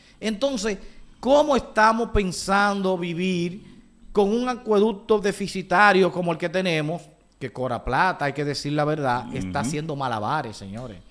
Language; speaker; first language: Spanish; native; Spanish